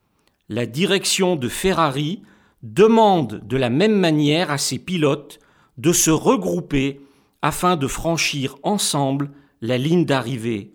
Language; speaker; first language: French; native; French